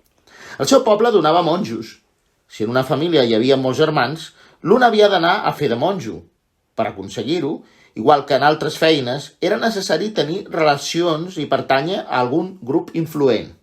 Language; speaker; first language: Catalan; native; Catalan